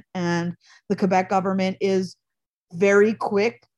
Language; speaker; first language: English; native; English